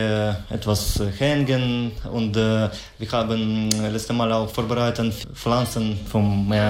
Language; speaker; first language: German; non-native, learner; Ukrainian